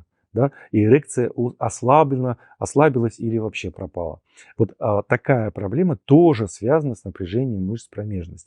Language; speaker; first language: Russian; native; Russian